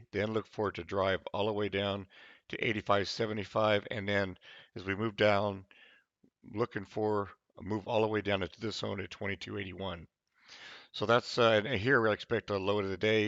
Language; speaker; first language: English; native; English